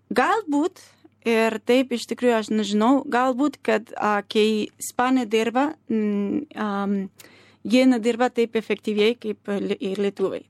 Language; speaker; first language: Lithuanian; non-native, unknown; Spanish